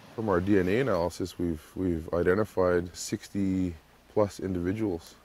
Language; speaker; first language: English; native; English